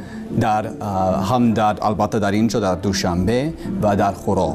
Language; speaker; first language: Persian; non-native, learner; English